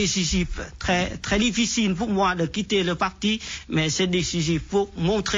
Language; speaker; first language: French; non-native, fluent; Vietnamese